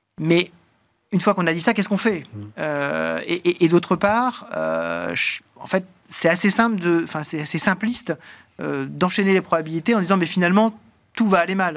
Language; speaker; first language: French; native; French